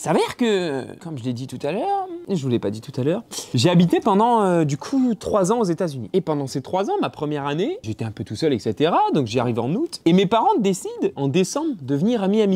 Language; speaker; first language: French; native; French